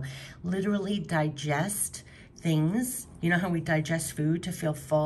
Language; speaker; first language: English; native; English